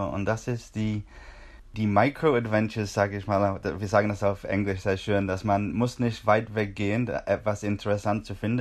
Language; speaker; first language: German; non-native, fluent; English